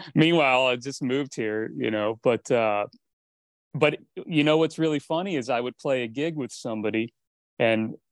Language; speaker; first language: English; native; English